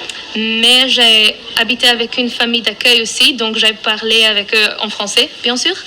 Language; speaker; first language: French; non-native, fluent; Dutch